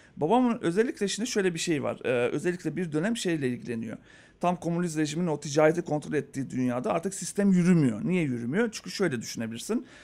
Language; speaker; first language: Turkish; native; Turkish